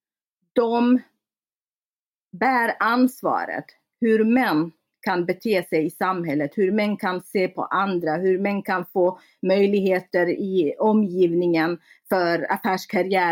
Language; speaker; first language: Swedish; non-native, fluent; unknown